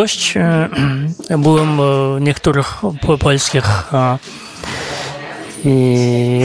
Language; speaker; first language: Polish; non-native, fluent; Kazakh